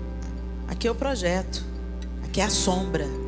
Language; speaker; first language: Portuguese; native; Portuguese